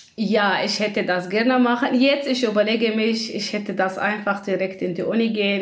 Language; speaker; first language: German; non-native, learner; Kurdish